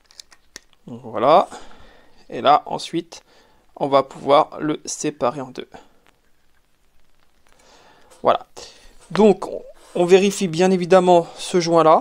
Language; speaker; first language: French; native; French